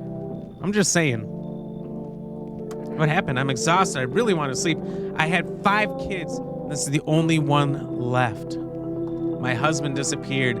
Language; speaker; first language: English; native; English